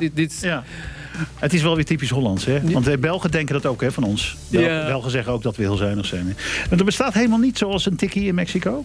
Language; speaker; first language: Dutch; native; Dutch